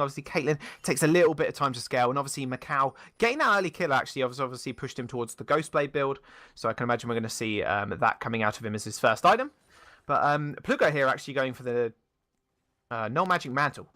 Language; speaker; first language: English; native; English